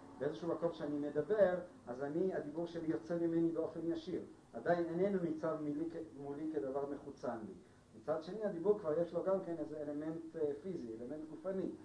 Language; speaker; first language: Hebrew; non-native, fluent; Spanish